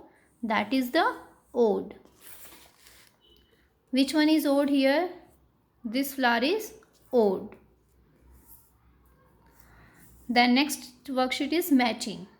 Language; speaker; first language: English; non-native, local second language; Hindi